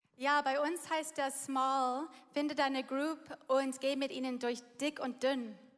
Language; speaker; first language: German; non-native, fluent; English